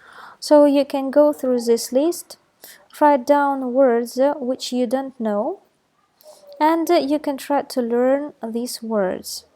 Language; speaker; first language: English; non-native, fluent; Russian